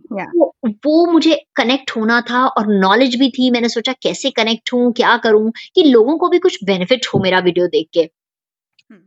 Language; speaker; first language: Hindi; native; Hindi